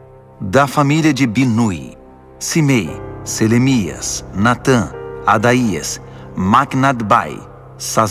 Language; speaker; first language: Portuguese; native; Portuguese